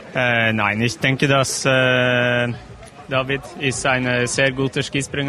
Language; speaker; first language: German; non-native, learner; Norwegian